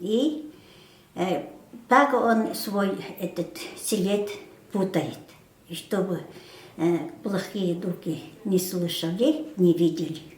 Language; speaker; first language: Russian; non-native, local second language; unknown